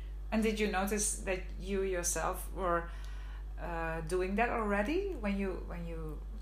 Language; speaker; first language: English; non-native, fluent; Dutch